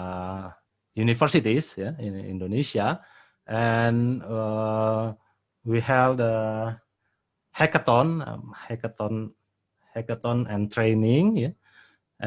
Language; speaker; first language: English; non-native, fluent; Indonesian